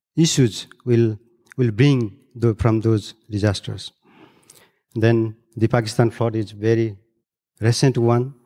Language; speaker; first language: English; non-native, local second language; Nepali